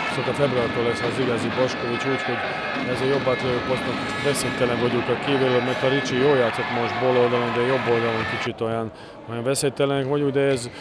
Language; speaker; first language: Hungarian; non-native, learner; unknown